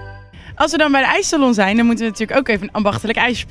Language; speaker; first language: Dutch; native; Dutch